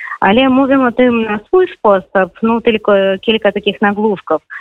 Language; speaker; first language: Polish; non-native, fluent; Russian